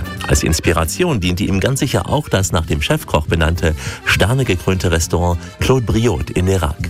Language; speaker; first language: German; native; German